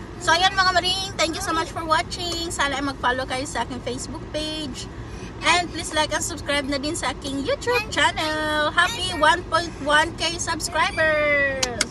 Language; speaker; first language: Filipino; native; Filipino